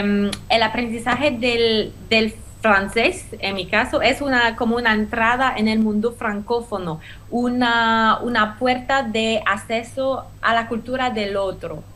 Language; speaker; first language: Spanish; non-native, fluent; French